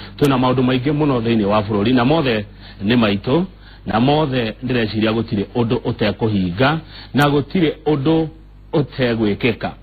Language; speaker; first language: Kikuyu; native; Kikuyu